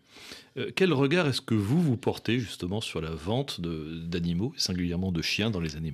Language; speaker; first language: French; native; French